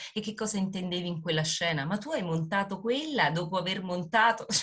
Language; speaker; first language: Italian; native; Italian